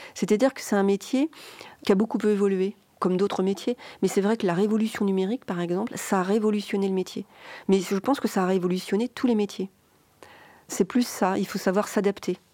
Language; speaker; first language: French; native; French